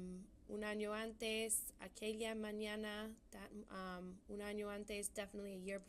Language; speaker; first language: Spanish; non-native, fluent; English